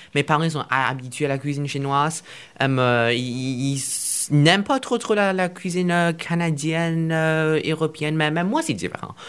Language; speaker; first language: French; non-native, fluent; Chinese